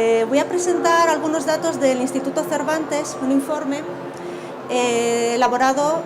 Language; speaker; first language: Spanish; native; Spanish